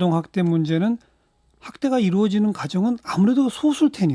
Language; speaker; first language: Korean; native; Korean